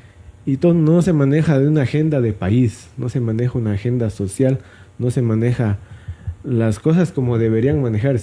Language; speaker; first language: Spanish; native; Spanish